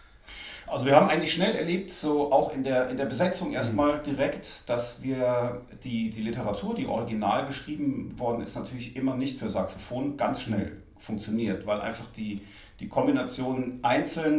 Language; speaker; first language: German; native; German